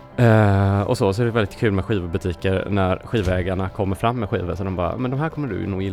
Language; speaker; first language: Swedish; native; Swedish